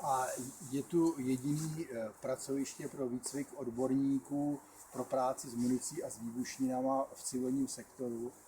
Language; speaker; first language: Czech; native; Czech